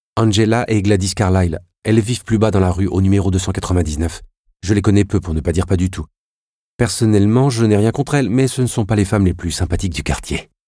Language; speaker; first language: French; native; French